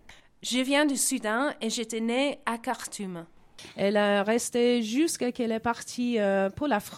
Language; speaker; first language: French; non-native, fluent; English